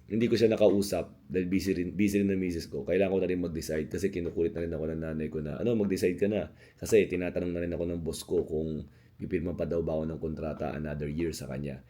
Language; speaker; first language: Filipino; native; Filipino